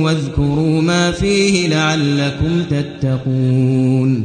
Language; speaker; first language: Arabic; native; Arabic